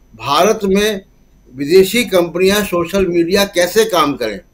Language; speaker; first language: Hindi; native; Hindi